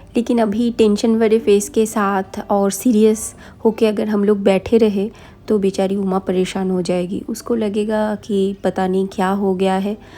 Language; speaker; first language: Hindi; non-native, local second language; Bangla